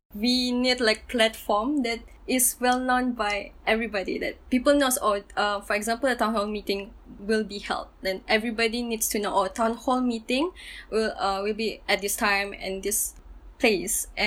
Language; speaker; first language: English; non-native, local second language; Malay